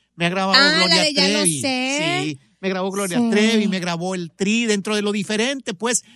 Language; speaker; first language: Spanish; native; Spanish